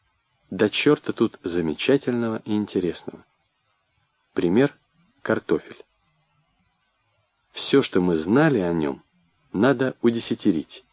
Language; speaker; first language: Russian; native; Russian